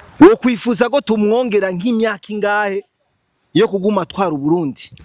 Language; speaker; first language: Rundi; native; Rundi